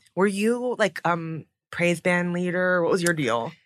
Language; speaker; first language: English; native; English